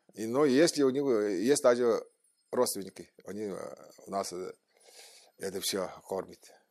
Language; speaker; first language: Russian; non-native, local second language; Tuvinian